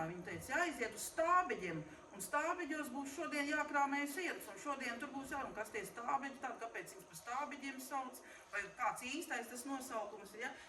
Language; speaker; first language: Latvian; native; Latvian